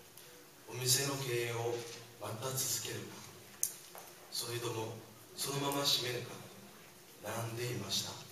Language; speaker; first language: Japanese; non-native, fluent; Chinese